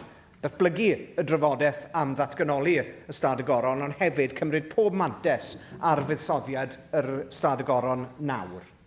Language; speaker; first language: Welsh; native; Welsh